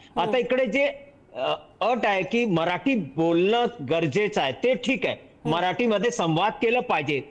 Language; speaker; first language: Marathi; non-native, local second language; Hindi